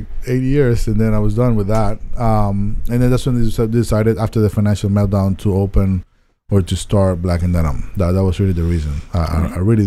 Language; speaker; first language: English; non-native, fluent; Spanish